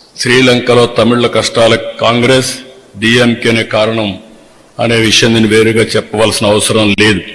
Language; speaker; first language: Telugu; native; Telugu